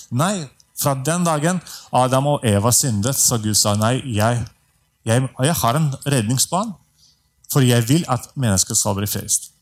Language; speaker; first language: Norwegian; non-native, fluent; Russian